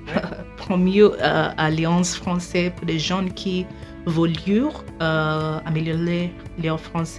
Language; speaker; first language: French; non-native, fluent; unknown